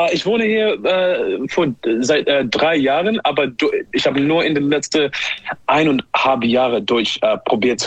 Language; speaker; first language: German; non-native, learner; English